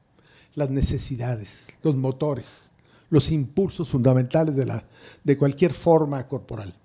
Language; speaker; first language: Spanish; native; Spanish